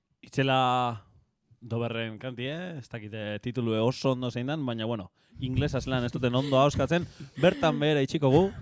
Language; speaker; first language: Basque; native; Basque